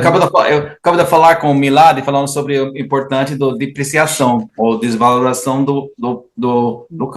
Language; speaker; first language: Portuguese; non-native, fluent; English